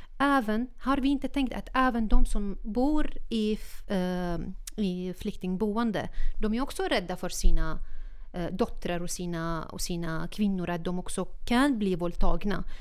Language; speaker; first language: Swedish; non-native, fluent; Arabic